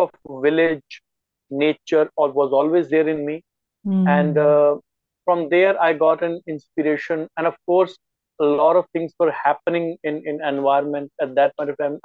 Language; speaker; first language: English; non-native, local second language; Punjabi